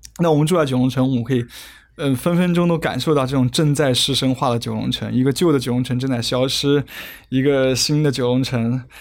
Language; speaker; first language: Chinese; native; Chinese